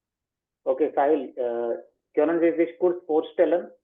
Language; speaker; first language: German; non-native, fluent; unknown